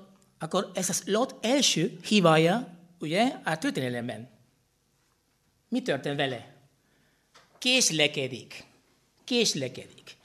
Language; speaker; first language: Hungarian; non-native, fluent; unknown